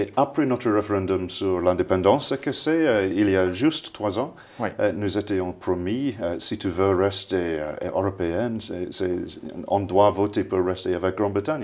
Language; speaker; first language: French; non-native, fluent; English